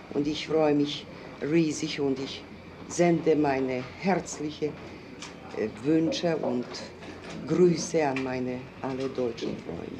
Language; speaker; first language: German; non-native, fluent; Polish